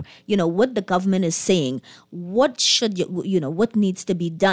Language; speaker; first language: English; non-native, fluent; Haitian Creole